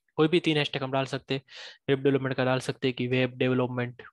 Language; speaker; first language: Hindi; native; Hindi